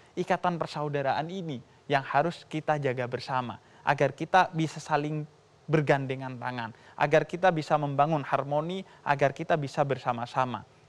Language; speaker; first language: Indonesian; native; Indonesian